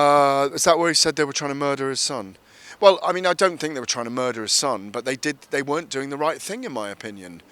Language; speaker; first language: English; native; English